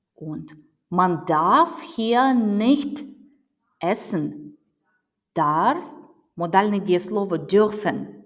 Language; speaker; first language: German; non-native, fluent; Ukrainian